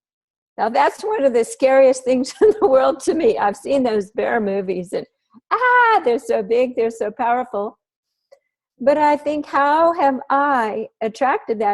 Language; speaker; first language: English; native; English